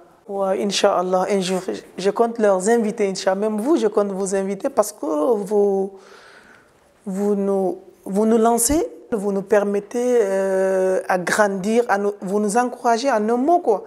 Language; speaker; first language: French; non-native, local second language; Fula